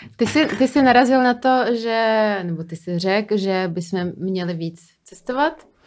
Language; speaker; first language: Czech; non-native, fluent; Slovak